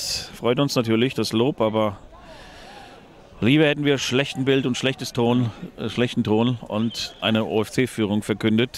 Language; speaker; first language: German; native; German